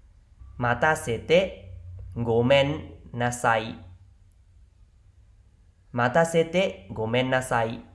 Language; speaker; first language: Japanese; non-native, fluent; Khmer